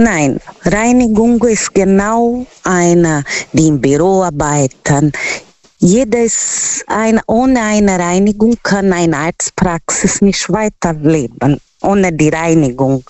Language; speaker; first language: German; non-native, learner; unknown